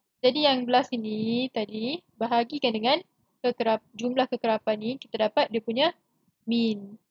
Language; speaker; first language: Malay; native; Malay